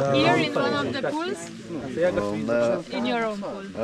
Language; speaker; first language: English; non-native, fluent; Hungarian